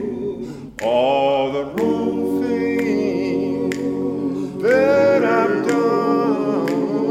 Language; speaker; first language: English; native; English